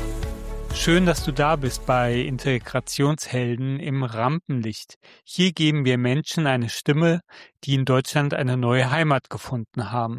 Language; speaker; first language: German; native; German